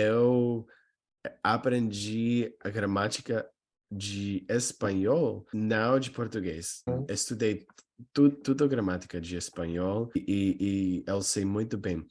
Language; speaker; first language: Portuguese; non-native, learner; English